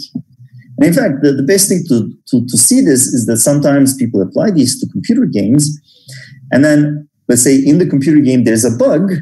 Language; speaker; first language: English; non-native, fluent; Turkish